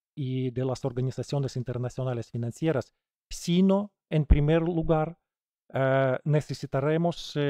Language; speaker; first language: Spanish; non-native, fluent; Ukrainian